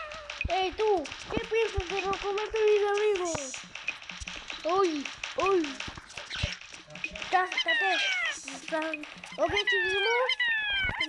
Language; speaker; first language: Spanish; early bilingual, heritage; Spanish